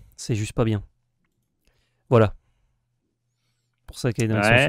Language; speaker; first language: French; native; French